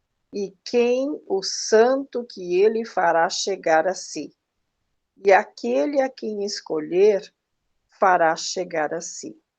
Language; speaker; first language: Portuguese; native; Portuguese